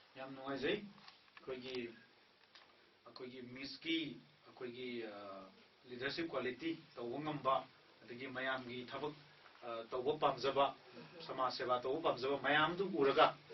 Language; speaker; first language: Manipuri; native; Manipuri